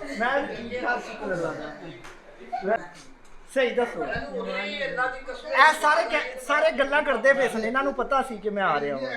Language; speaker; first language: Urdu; non-native, local second language; Punjabi